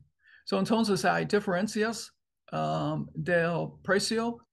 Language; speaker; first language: Spanish; non-native, learner; English